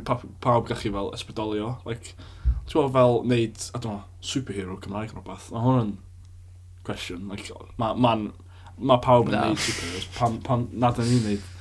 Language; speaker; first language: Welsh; native; Welsh